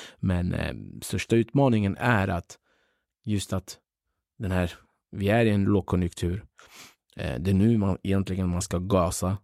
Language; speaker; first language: Swedish; early bilingual, other home language; Central Kurdish